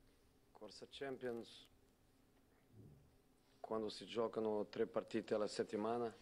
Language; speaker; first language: Italian; non-native, fluent; Portuguese